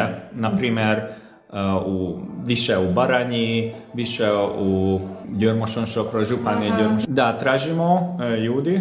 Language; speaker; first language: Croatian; non-native, local second language; Hungarian